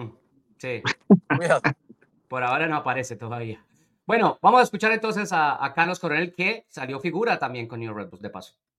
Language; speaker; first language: Spanish; native; Spanish